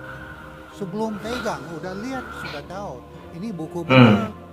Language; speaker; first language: Indonesian; non-native, learner; English